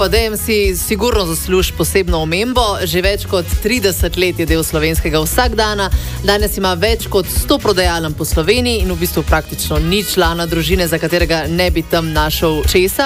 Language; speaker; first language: Slovenian; native; Slovenian